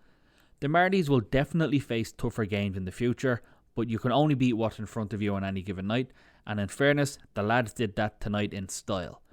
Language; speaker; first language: English; native; English